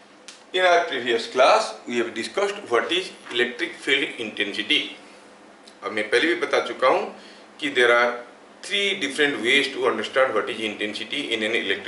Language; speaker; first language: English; non-native, local second language; Hindi